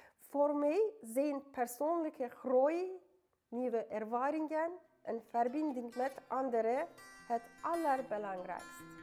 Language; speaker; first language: Dutch; non-native, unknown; Turkish